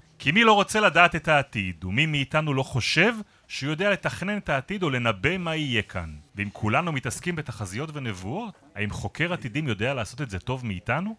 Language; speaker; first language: Hebrew; native; Hebrew